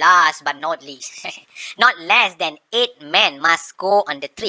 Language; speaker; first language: English; non-native, local second language; Malay